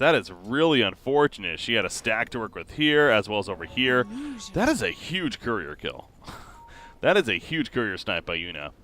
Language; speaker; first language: English; native; English